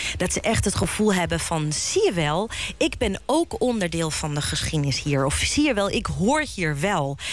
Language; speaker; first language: Dutch; early bilingual, other home language; Bosnian